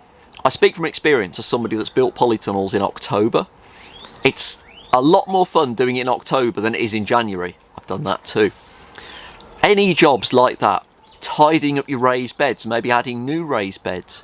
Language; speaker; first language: English; native; English